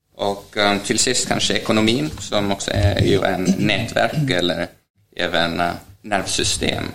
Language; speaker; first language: Swedish; non-native, fluent; Estonian